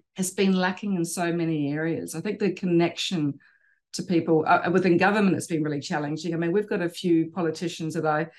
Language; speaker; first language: English; native; English